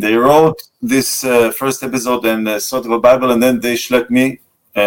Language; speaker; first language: English; non-native, fluent; Russian